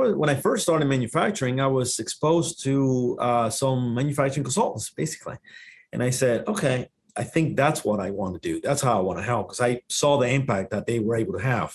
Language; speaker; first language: English; non-native, fluent; Spanish